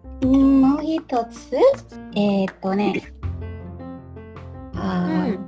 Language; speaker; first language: Japanese; non-native, learner; Malay